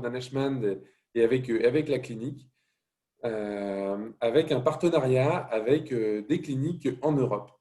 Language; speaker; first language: French; native; French